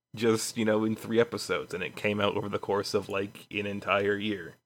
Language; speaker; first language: English; native; English